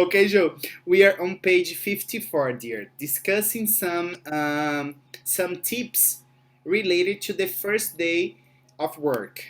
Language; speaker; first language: English; non-native, fluent; Portuguese